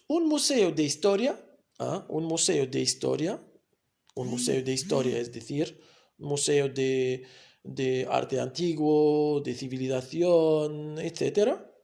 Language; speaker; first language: Spanish; non-native, fluent; Arabic